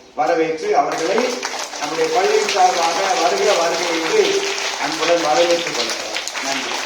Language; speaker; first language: Tamil; native; Tamil